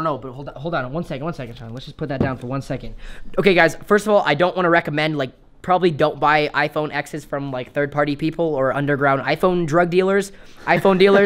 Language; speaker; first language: English; native; English